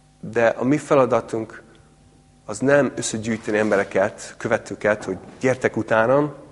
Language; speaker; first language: Hungarian; non-native, fluent; English